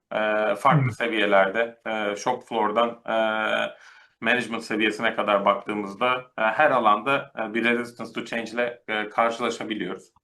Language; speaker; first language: Turkish; native; Turkish